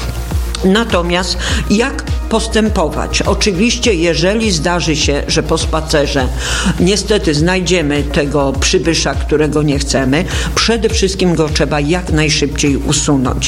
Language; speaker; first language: Polish; native; Polish